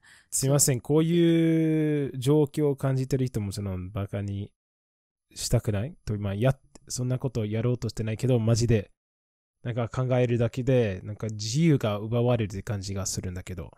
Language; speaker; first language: Japanese; non-native, fluent; English